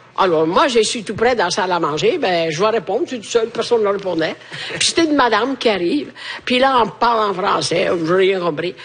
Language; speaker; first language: French; non-native, fluent; Italian